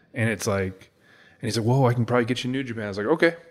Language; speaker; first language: English; native; English